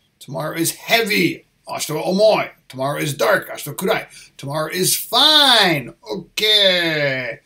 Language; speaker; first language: English; native; English